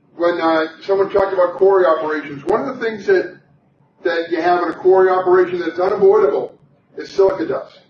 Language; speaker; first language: English; native; English